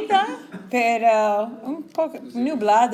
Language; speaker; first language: Spanish; non-native, fluent; English